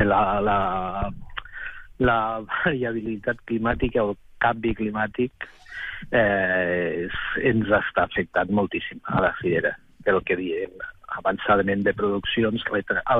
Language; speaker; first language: Catalan; native; Catalan